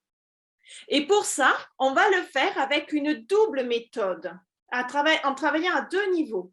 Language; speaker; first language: French; native; French